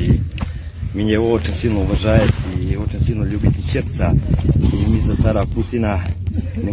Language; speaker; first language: Russian; non-native, learner; Serbian